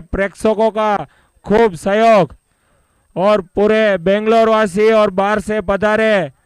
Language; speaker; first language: Hindi; non-native, local second language; Gujarati